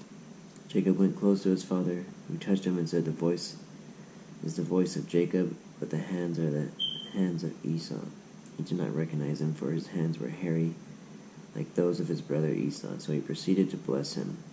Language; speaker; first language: English; native; English